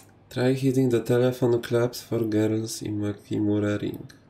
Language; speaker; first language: English; non-native, fluent; Polish